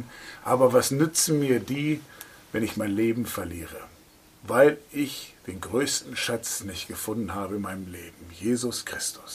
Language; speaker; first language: German; native; German